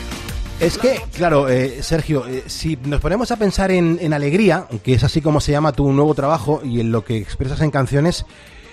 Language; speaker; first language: Spanish; native; Spanish